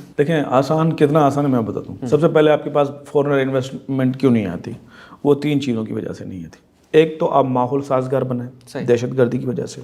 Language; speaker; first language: Urdu; non-native, local second language; Sindhi